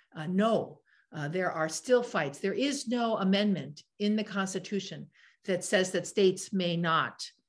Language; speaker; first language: English; native; English